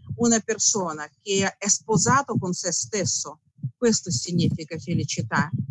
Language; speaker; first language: Italian; non-native, fluent; Russian